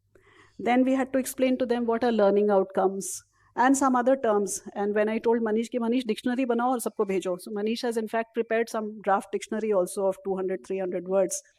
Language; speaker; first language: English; non-native, local second language; Hindi